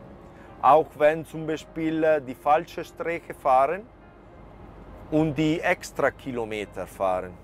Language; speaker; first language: German; non-native, fluent; Italian